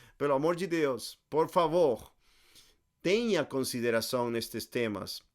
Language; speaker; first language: Portuguese; non-native, fluent; Spanish